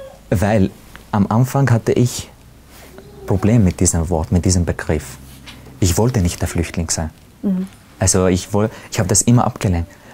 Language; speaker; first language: German; non-native, fluent; Arabic